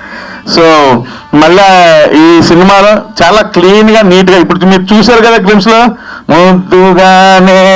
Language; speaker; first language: Telugu; native; Telugu